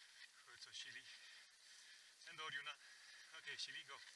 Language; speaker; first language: Dutch; native; Dutch